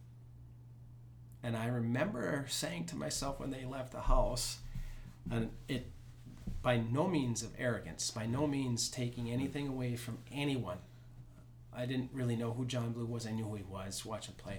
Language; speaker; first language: English; native; English